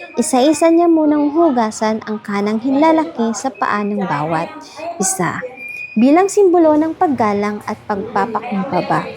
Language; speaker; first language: Filipino; native; Filipino